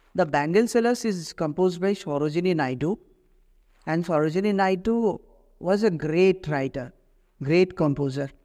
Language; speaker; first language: English; non-native, local second language; Bangla